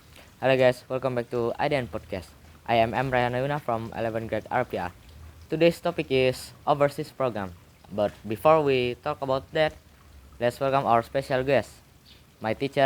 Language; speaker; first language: English; non-native, learner; Indonesian